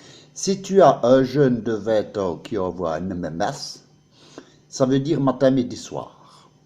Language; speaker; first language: French; native; French